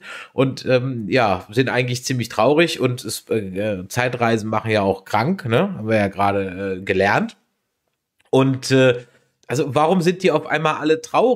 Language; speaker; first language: German; native; German